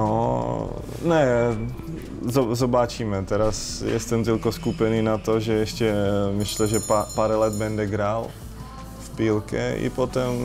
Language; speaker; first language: Polish; non-native, learner; Czech